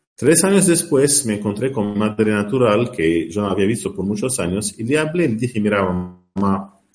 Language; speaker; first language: Spanish; non-native, fluent; Arabic